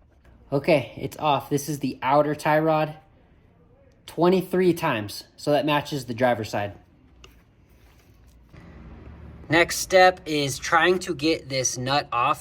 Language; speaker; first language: English; native; English